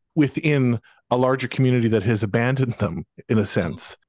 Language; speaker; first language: English; native; English